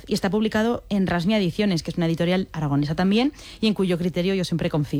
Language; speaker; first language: Spanish; native; Spanish